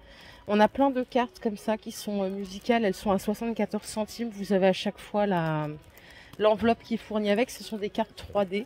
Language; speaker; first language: French; native; French